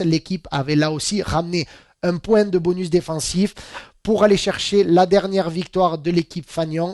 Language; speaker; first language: French; native; French